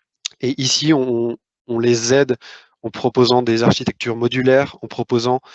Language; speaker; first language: French; native; French